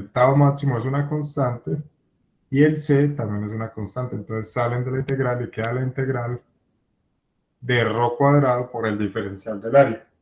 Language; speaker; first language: Spanish; native; Spanish